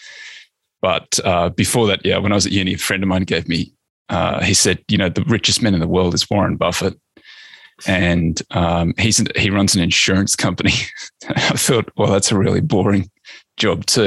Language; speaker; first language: English; native; English